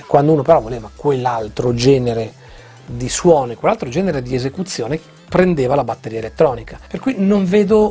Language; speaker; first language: Italian; native; Italian